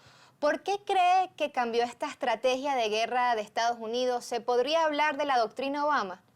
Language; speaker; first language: Spanish; native; Spanish